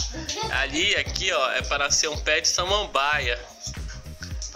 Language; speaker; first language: Portuguese; native; Portuguese